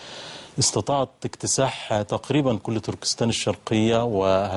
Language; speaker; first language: Arabic; native; Arabic